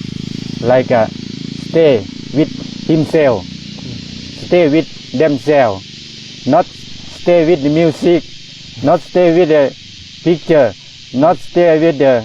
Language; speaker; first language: English; non-native, learner; Thai